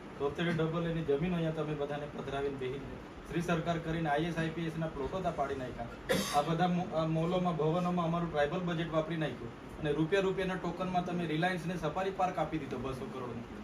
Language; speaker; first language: Gujarati; non-native, local second language; Vasavi